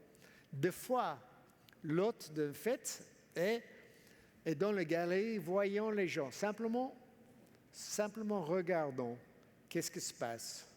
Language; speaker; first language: French; non-native, fluent; English